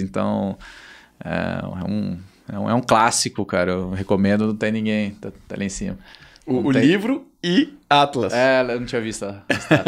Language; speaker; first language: Portuguese; native; Portuguese